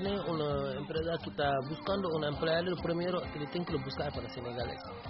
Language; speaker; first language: Spanish; non-native, learner; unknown